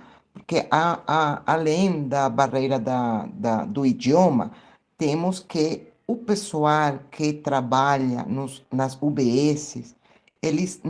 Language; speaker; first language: Portuguese; non-native, fluent; Spanish